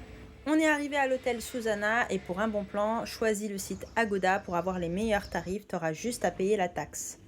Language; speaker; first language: French; native; French